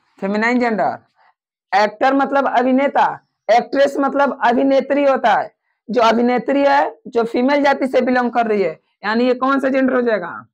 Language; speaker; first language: Hindi; native; Hindi